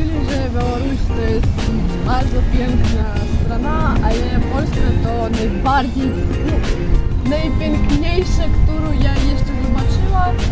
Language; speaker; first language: Polish; non-native, learner; Russian